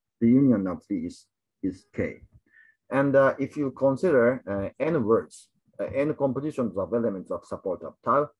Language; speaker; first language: English; non-native, fluent; Japanese